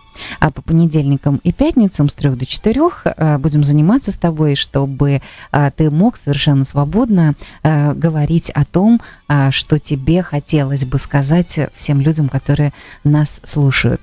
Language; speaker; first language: Russian; native; Russian